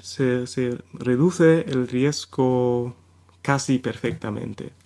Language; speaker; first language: Spanish; non-native, fluent; German